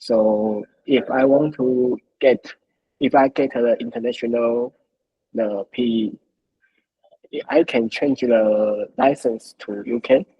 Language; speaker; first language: English; non-native, learner; Chinese